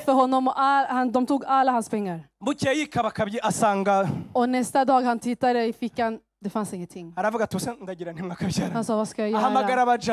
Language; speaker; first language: Swedish; early bilingual, other home language; Kinyarwanda